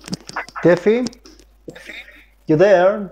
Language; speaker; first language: English; non-native, fluent; Spanish